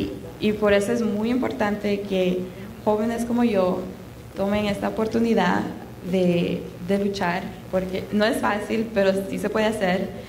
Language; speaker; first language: Spanish; early bilingual, heritage; Spanish